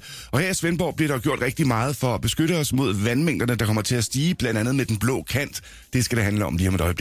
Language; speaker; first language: Danish; native; Danish